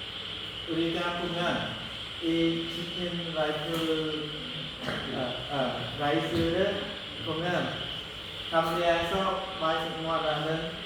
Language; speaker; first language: Korean; non-native, learner; Khmer